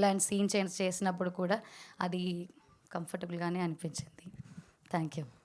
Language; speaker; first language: Telugu; non-native, learner; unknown